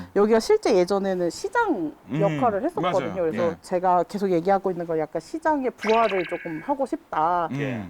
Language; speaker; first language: Korean; native; Korean